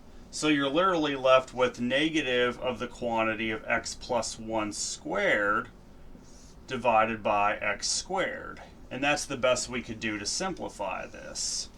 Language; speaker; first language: English; native; English